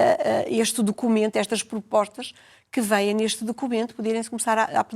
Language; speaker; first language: Portuguese; native; Portuguese